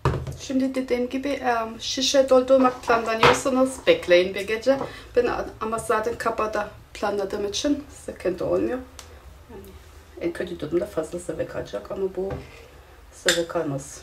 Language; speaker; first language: Turkish; non-native, fluent; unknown